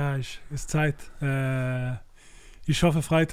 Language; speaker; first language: German; non-native, learner; Bosnian